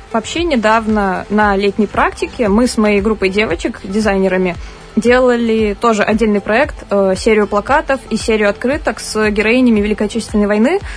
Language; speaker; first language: Russian; native; Russian